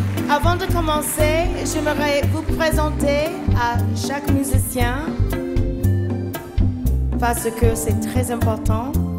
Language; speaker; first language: French; non-native, fluent; English